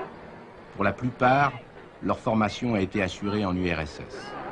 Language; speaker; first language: French; native; French